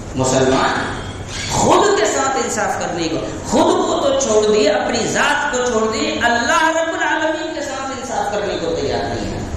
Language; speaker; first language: Urdu; native; Urdu